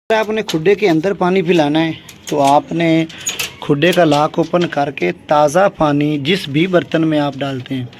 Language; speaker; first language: Urdu; native; Urdu